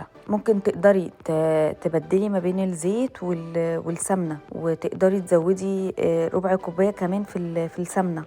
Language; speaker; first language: Arabic; native; Arabic